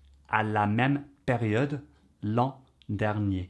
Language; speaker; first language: French; non-native, fluent; English